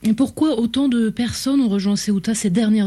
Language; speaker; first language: French; native; French